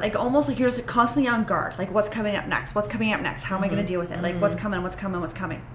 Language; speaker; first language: English; native; English